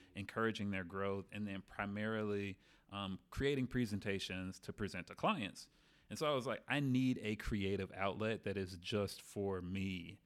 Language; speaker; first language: English; native; English